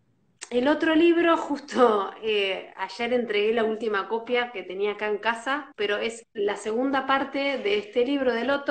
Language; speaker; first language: Spanish; native; Spanish